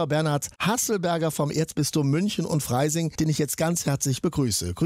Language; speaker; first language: German; native; German